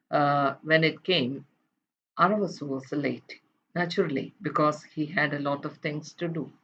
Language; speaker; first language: English; non-native, local second language; Malayalam